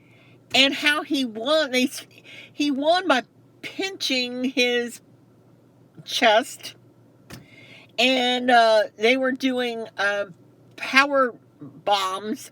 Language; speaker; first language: English; native; English